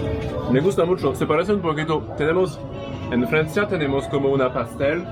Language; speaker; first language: Spanish; non-native, learner; French